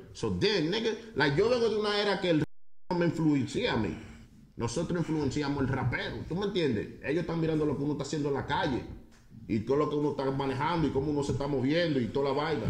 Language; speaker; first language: Spanish; native; Spanish